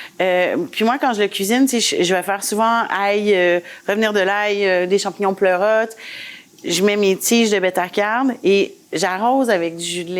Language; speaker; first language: French; native; French